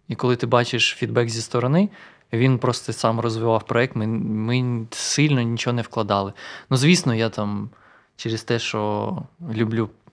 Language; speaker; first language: Ukrainian; non-native, local second language; Russian